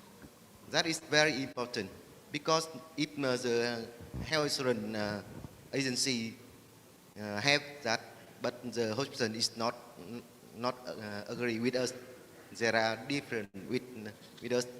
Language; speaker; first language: English; non-native, learner; Vietnamese